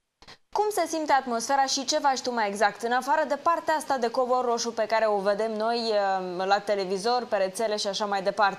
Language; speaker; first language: Romanian; native; Romanian